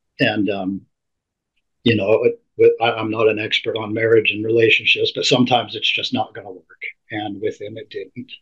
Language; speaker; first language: English; native; English